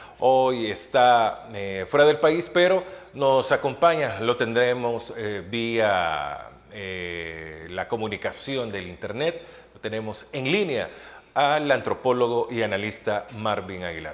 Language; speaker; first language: Spanish; native; Spanish